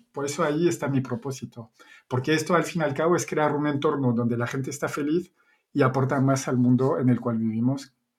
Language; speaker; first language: Spanish; non-native, fluent; French